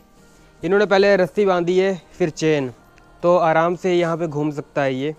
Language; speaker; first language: Hindi; native; Hindi